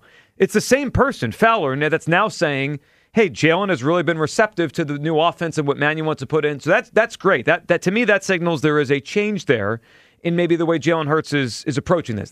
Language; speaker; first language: English; native; English